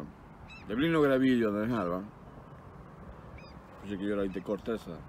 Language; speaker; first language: Swedish; non-native, learner; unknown